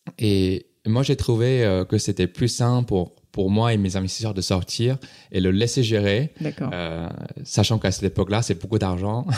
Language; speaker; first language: French; non-native, fluent; Chinese